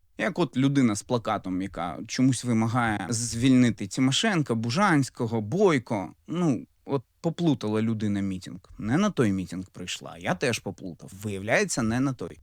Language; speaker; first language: Ukrainian; non-native, local second language; Russian